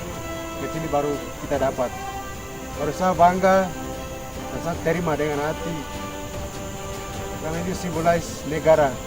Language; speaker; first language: Indonesian; non-native, local second language; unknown